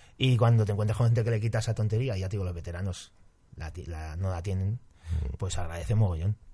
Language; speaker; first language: Spanish; native; Spanish